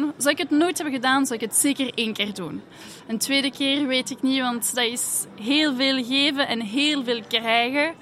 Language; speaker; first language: Dutch; non-native, fluent; French